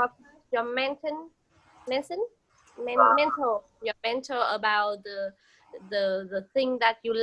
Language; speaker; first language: English; non-native, learner; Vietnamese